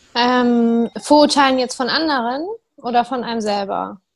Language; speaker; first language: German; native; German